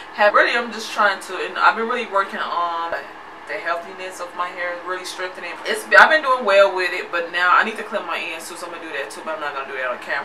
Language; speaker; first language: English; native; English